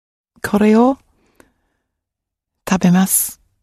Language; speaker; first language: Japanese; non-native, learner; English